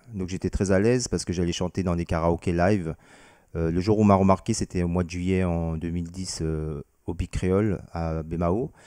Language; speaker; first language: French; early bilingual, other home language; Vietnamese